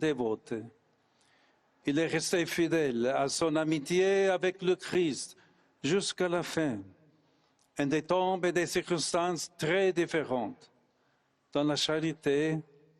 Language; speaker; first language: French; non-native, fluent; English